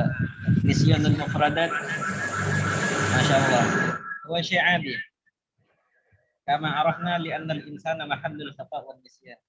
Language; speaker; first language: Arabic; non-native, fluent; Malay